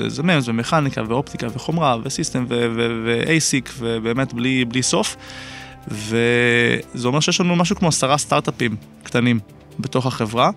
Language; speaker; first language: Hebrew; native; Hebrew